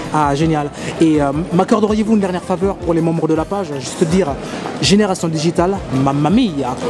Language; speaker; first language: French; native; French